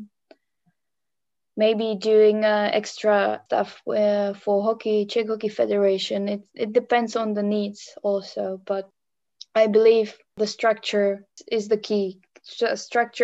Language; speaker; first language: English; non-native, fluent; Czech